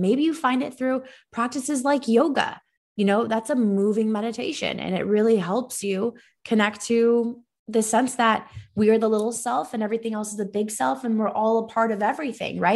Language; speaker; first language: English; native; English